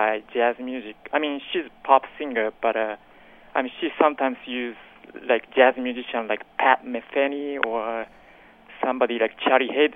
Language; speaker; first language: English; non-native, fluent; Japanese